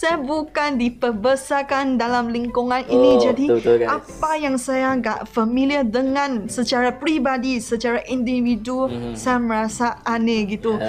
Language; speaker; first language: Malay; non-native, local second language; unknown